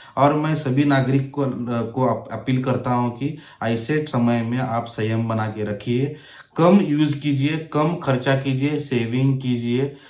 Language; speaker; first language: Hindi; non-native, local second language; Marathi